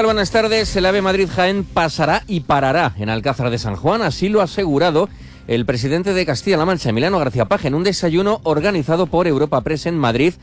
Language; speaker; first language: Spanish; native; Spanish